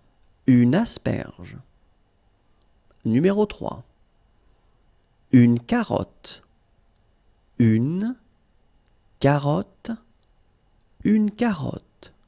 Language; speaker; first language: French; native; French